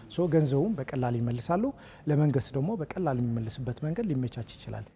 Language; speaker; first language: Amharic; native; Amharic